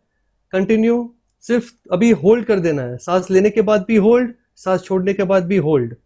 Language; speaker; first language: Hindi; native; Hindi